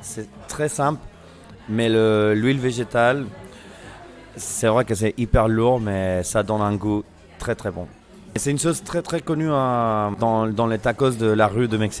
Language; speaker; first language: French; non-native, fluent; Spanish